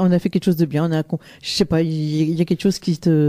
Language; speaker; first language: French; native; French